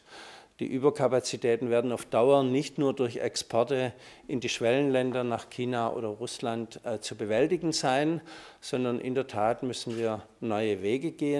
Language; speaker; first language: German; native; German